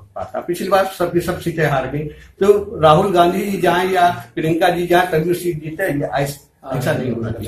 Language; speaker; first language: Hindi; native; Hindi